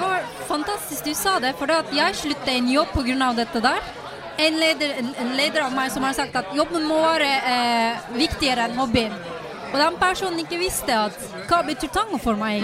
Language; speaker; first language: Norwegian; non-native, fluent; Turkish